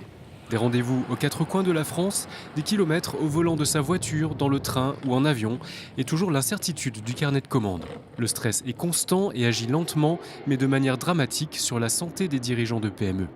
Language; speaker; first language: French; native; French